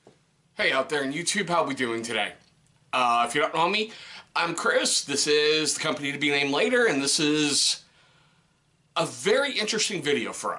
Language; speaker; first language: English; native; English